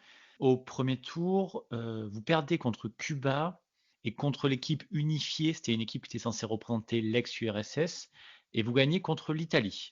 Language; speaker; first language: French; native; French